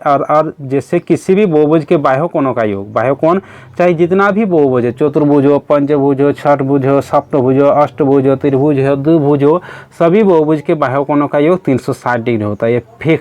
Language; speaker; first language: Hindi; native; Hindi